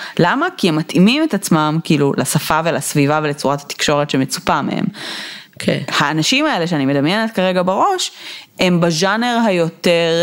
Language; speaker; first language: Hebrew; native; Hebrew